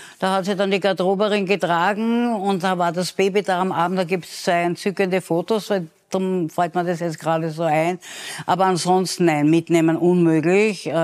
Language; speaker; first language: German; native; German